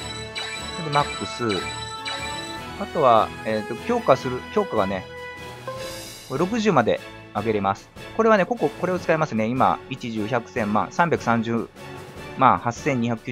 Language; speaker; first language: Japanese; native; Japanese